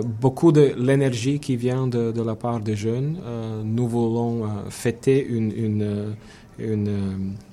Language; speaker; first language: French; non-native, fluent; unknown